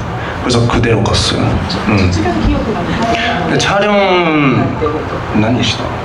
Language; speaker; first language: Korean; non-native, learner; Japanese